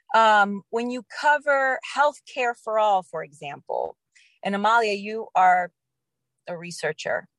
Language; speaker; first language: English; native; English